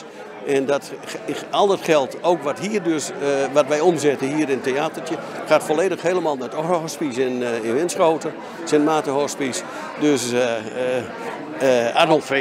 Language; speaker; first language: Dutch; native; Dutch